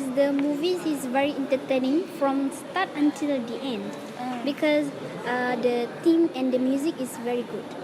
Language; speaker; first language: English; non-native, learner; Malay